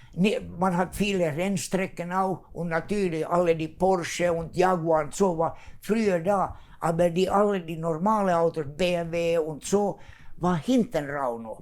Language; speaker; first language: German; non-native, fluent; Finnish